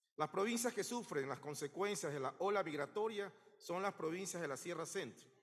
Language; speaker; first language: Spanish; native; Spanish